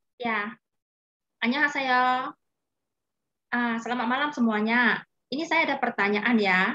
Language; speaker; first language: Indonesian; native; Indonesian